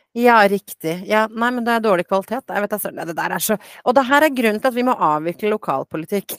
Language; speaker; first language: Norwegian; early bilingual, other home language; Bosnian